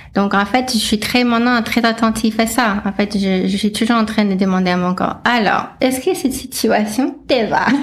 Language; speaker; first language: French; non-native, fluent; English